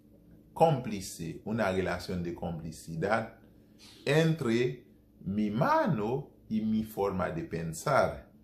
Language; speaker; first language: Spanish; non-native, fluent; Haitian Creole